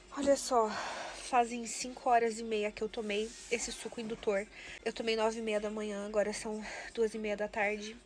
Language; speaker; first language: Portuguese; native; Portuguese